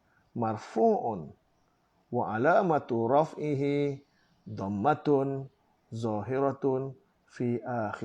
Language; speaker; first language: Arabic; non-native, fluent; Malay